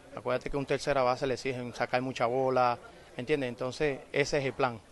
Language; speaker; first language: Spanish; native; Spanish